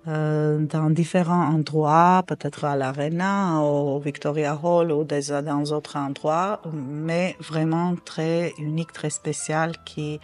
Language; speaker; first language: French; non-native, fluent; Armenian